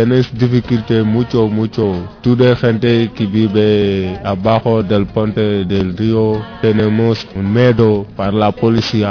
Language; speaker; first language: Spanish; non-native, learner; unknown